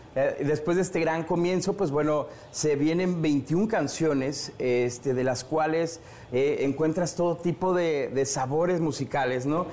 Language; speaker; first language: Spanish; native; Spanish